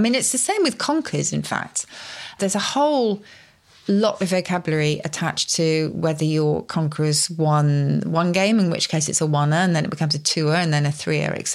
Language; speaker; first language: English; native; English